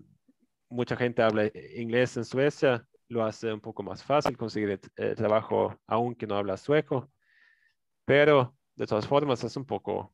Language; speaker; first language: Spanish; non-native, fluent; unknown